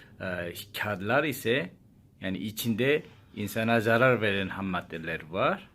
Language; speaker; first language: Turkish; non-native, learner; Korean